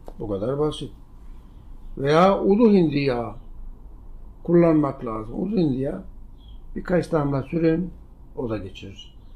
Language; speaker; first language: Turkish; native; Turkish